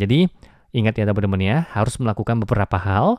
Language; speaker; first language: Indonesian; native; Indonesian